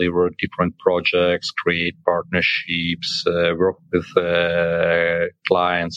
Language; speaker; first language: English; non-native, fluent; Ukrainian